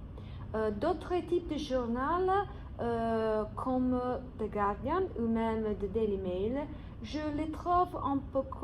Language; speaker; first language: French; non-native, fluent; English